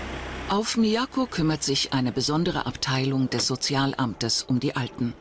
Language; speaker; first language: German; native; German